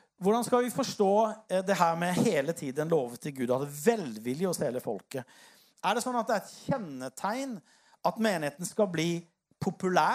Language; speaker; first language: Norwegian; native; Norwegian